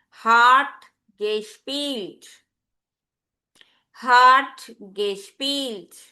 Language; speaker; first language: German; non-native, learner; Hindi